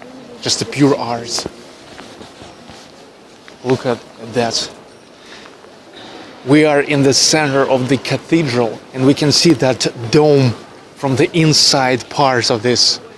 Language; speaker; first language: English; non-native, fluent; Russian